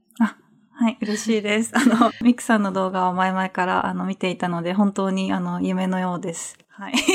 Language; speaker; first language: Japanese; native; Japanese